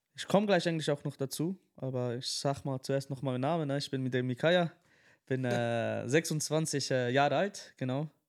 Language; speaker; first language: German; early bilingual, other home language; Tamil